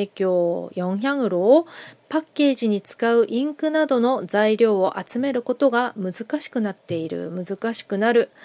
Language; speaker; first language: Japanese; non-native, fluent; Korean